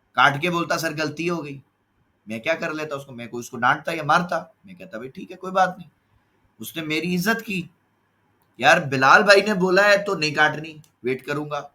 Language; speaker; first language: Urdu; non-native, local second language; Punjabi